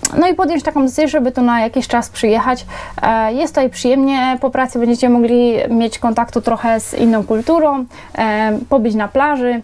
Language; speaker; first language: Polish; native; Polish